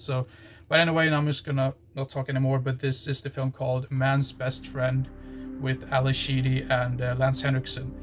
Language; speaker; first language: English; non-native, fluent; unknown